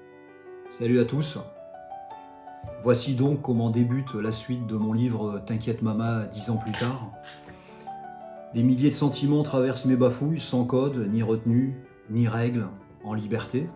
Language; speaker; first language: French; native; French